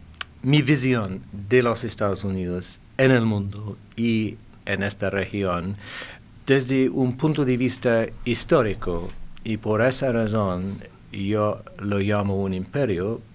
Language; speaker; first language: Spanish; non-native, fluent; English